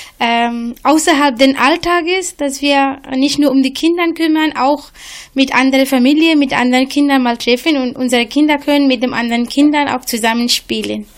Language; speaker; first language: German; non-native, fluent; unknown